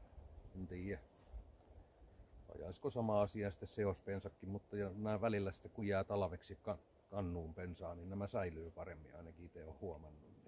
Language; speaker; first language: Finnish; native; Finnish